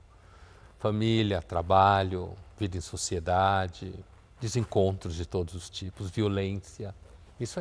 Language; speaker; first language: Portuguese; native; Portuguese